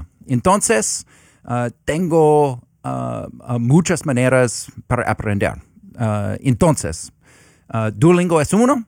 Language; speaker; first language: Spanish; non-native, learner; English